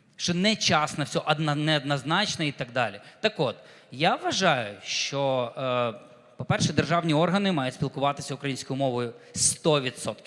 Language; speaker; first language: Ukrainian; non-native, local second language; Russian